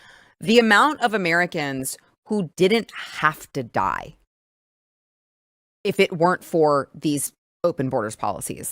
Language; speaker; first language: English; native; English